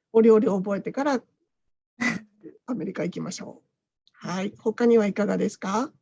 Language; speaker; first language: Japanese; native; Japanese